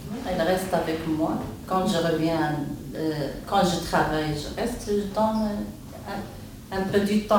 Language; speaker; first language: French; non-native, learner; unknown